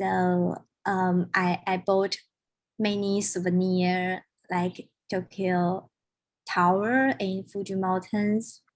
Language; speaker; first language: English; non-native, learner; Chinese